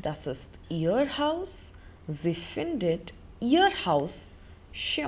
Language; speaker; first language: German; non-native, fluent; Hindi